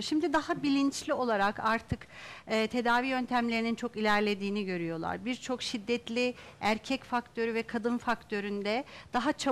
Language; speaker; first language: Turkish; native; Turkish